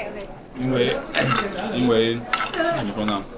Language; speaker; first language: Chinese; non-native, fluent; Amharic